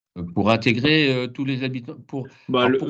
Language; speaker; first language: French; native; French